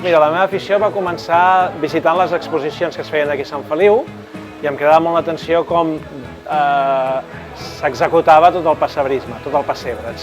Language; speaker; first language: Catalan; native; Catalan